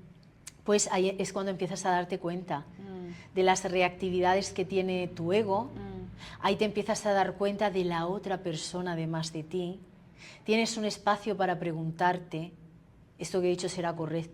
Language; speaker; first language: Spanish; native; Spanish